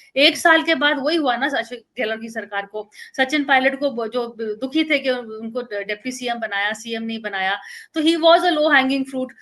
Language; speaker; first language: Hindi; native; Hindi